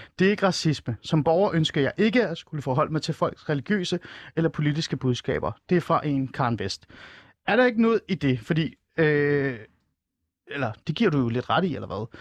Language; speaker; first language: Danish; early bilingual, other home language; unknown